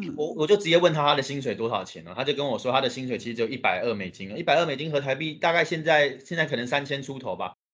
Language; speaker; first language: Chinese; native; Chinese